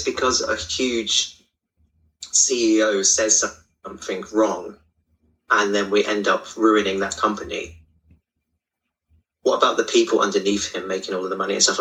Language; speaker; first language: English; native; English